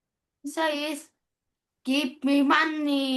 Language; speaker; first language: English; non-native, learner; Vietnamese